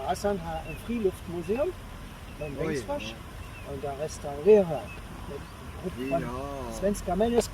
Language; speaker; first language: Swedish; non-native, learner; German